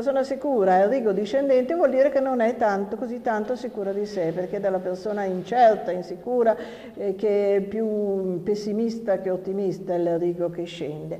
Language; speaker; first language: Italian; native; Italian